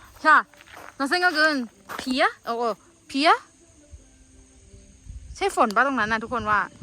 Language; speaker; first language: Korean; non-native, learner; Thai